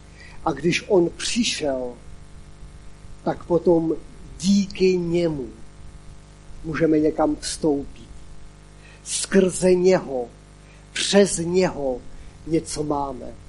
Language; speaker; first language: Czech; non-native, local second language; Polish